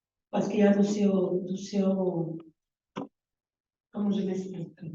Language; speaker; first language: French; non-native, learner; Spanish